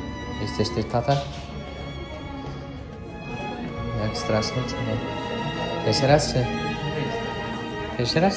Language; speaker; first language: Polish; non-native, learner; Uzbek